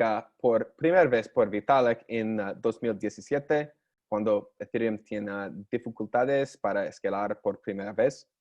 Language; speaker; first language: Spanish; non-native, learner; English